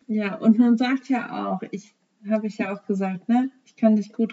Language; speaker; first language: German; native; German